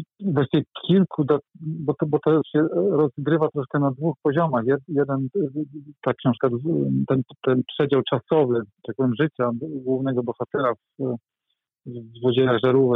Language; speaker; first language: Polish; native; Polish